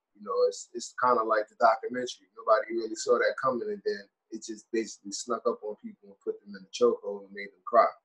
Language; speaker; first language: English; native; English